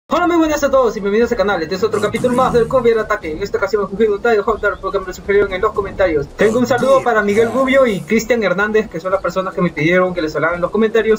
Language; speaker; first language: Spanish; native; Spanish